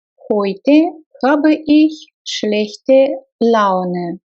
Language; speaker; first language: German; non-native, fluent; Russian